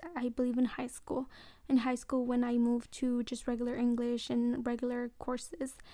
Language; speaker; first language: English; early bilingual, other home language; Mixtepec Mixtec